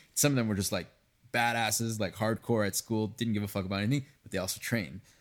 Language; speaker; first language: English; early bilingual, other home language; Spanish